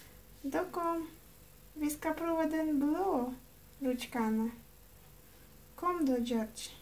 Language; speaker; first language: Swedish; non-native, learner; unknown